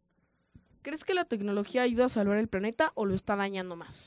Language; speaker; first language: Spanish; native; Spanish